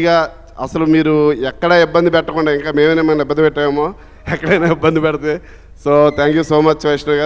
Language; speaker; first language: Telugu; native; Telugu